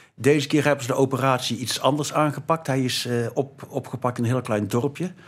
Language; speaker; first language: Dutch; native; Dutch